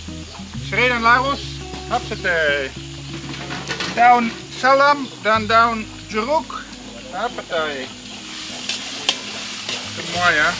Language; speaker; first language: Indonesian; non-native, learner; Dutch